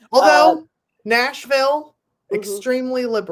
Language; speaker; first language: English; native; English